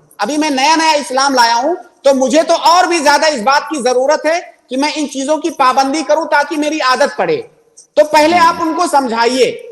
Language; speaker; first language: Urdu; native; Urdu